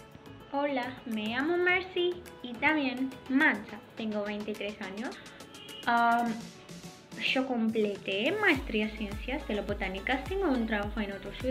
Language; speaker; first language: Spanish; non-native, learner; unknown